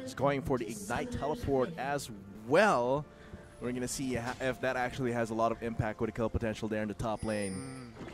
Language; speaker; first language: English; non-native, local second language; Filipino